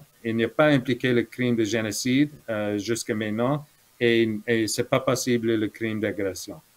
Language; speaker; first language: French; non-native, fluent; English